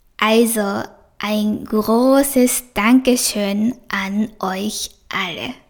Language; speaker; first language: German; non-native, fluent; Japanese